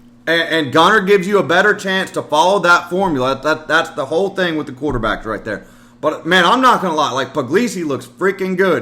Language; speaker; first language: English; native; English